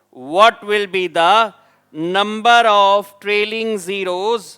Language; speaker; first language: English; non-native, local second language; Hindi